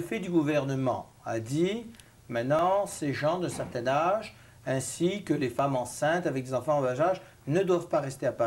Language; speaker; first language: French; native; French